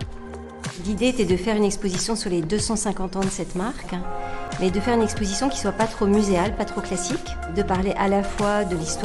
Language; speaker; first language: French; native; French